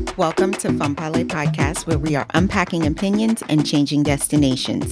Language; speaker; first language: English; non-native, fluent; Haitian Creole